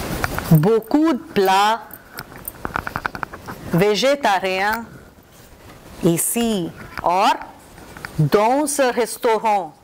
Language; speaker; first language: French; non-native, fluent; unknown